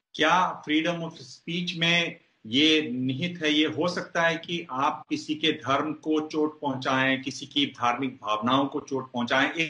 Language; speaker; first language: Hindi; native; Hindi